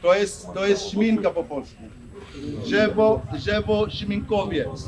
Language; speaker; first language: Polish; non-native, learner; Swahili